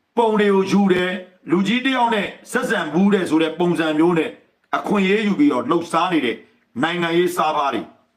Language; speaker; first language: Burmese; native; Burmese